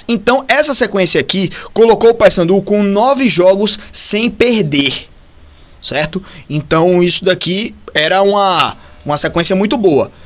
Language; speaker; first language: Portuguese; native; Portuguese